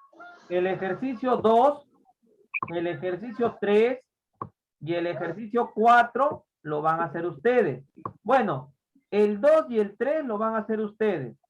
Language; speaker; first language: Spanish; native; Spanish